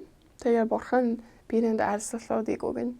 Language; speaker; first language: Mongolian; non-native, fluent; English